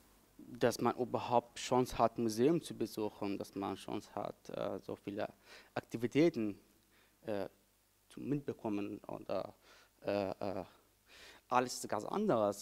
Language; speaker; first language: German; non-native, fluent; Kurdish